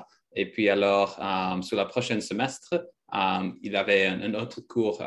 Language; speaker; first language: French; non-native, fluent; English